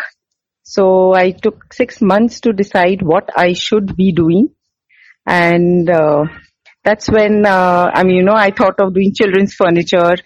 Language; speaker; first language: English; non-native, local second language; Hindi